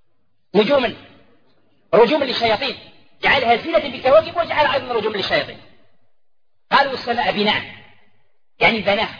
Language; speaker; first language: Arabic; native; Arabic